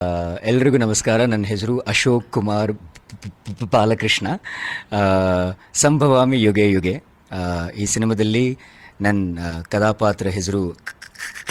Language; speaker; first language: Kannada; non-native, learner; Malayalam